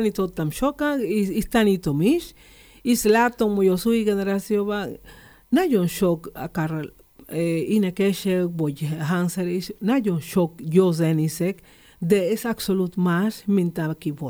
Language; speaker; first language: Hungarian; non-native, learner; Spanish